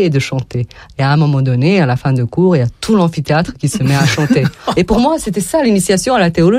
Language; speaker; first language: French; non-native, fluent; Serbian